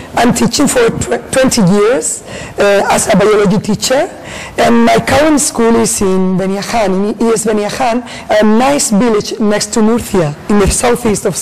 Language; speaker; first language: English; non-native, learner; Spanish